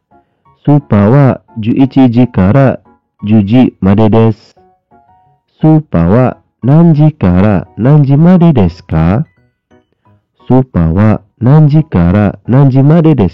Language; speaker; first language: Japanese; non-native, learner; Indonesian